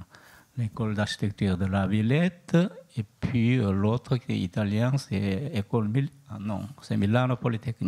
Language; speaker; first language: French; non-native, learner; Korean